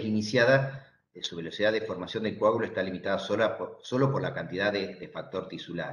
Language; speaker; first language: Spanish; native; Spanish